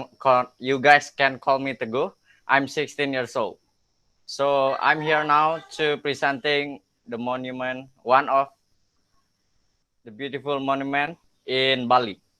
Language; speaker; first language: English; non-native, learner; Indonesian